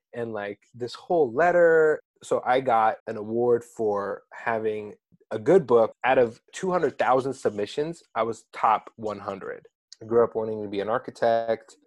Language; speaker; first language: English; early bilingual, other home language; Arabic